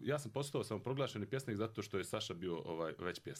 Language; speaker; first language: Serbian; native; Serbian